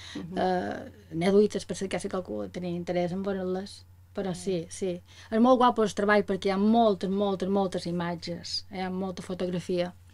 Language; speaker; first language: Catalan; native; Catalan